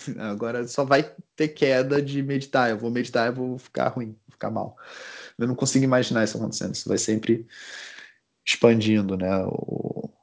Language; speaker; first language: Portuguese; native; Portuguese